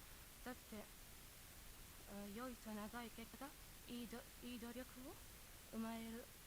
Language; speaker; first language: Japanese; non-native, learner; Arabic